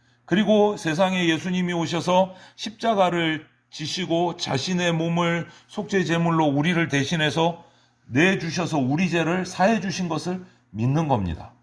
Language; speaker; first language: Korean; native; Korean